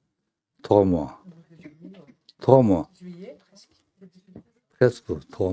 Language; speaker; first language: French; non-native, fluent; Tibetan